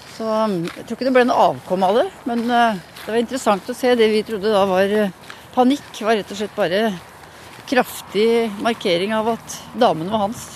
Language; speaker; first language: Norwegian; native; Norwegian